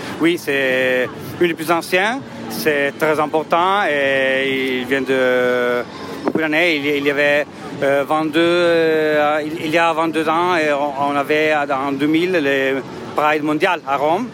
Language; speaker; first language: French; non-native, learner; Italian